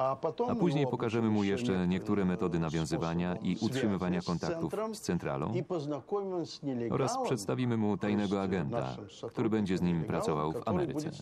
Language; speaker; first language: Polish; native; Polish